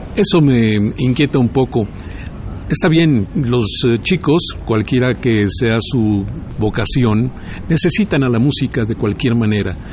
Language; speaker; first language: Spanish; native; Spanish